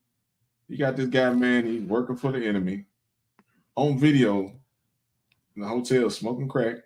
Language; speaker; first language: English; native; English